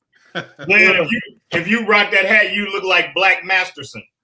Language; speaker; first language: English; native; English